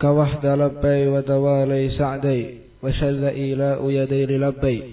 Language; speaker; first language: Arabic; non-native, learner; Indonesian